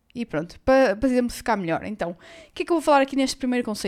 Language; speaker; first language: Portuguese; native; Portuguese